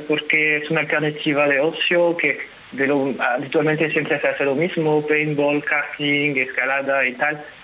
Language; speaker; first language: Spanish; non-native, fluent; French